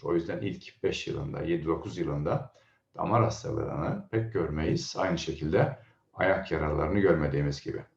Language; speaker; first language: Turkish; native; Turkish